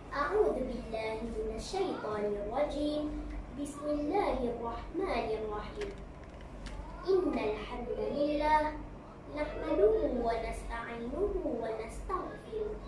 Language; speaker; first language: Arabic; non-native, learner; Malay